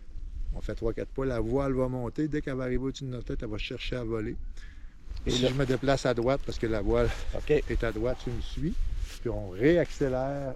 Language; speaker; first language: French; native; French